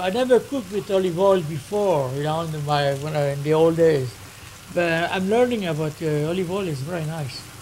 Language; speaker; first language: English; non-native, fluent; French